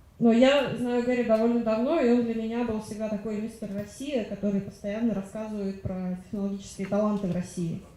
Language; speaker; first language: Russian; native; Russian